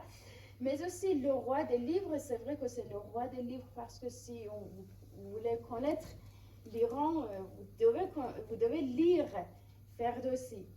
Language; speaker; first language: French; non-native, fluent; Persian